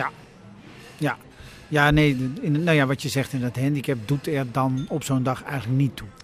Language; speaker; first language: Dutch; native; Dutch